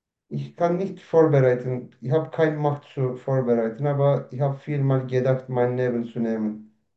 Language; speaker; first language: German; non-native, learner; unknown